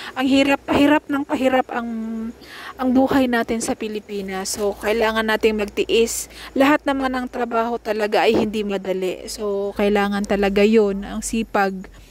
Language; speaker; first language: Filipino; non-native, local second language; Cebuano